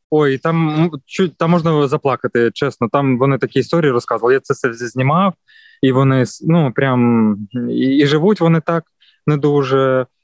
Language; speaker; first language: Ukrainian; non-native, local second language; Russian